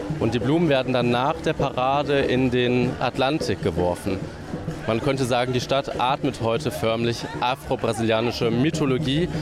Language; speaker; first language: German; native; German